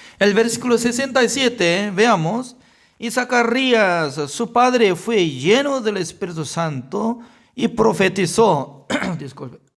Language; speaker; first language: Spanish; non-native, fluent; Korean